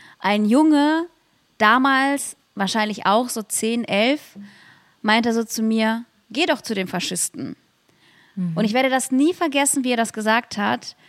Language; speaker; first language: German; early bilingual, other home language; Russian